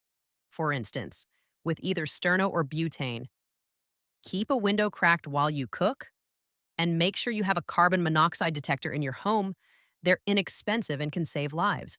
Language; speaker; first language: English; native; English